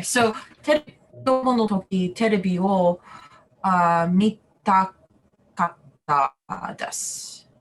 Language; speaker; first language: Japanese; non-native, learner; English